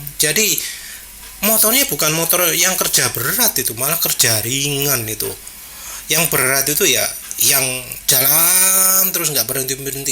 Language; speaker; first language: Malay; non-native, local second language; Javanese